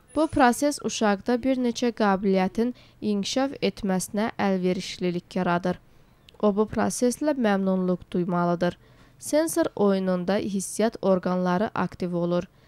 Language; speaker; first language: Azerbaijani; non-native, local second language; Georgian